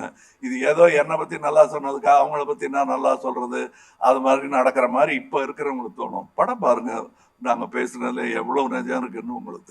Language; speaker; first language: Tamil; native; Tamil